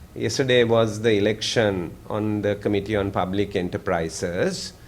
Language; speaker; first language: English; non-native, local second language; Sinhala